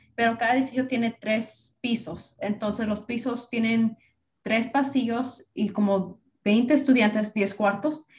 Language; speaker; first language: Spanish; early bilingual, heritage; Spanish